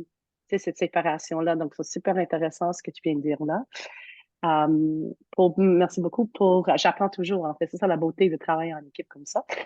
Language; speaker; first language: French; native; French